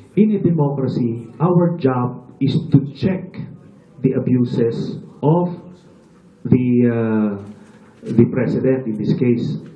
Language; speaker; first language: English; non-native, local second language; Filipino